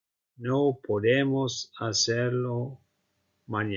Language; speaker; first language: Spanish; non-native, fluent; Icelandic